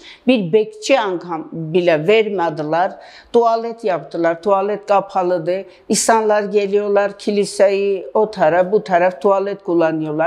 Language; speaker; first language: Turkish; non-native, learner; Armenian